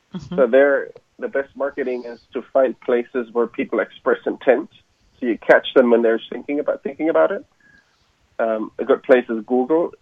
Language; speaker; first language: English; non-native, fluent; German